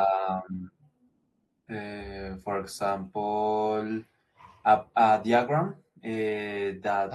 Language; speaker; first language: English; non-native, learner; Spanish